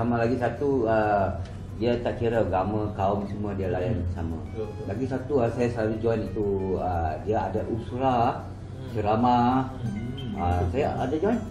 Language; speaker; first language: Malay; non-native, local second language; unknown